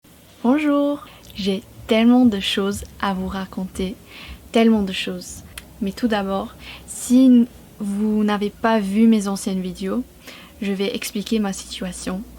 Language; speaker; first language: French; non-native, fluent; English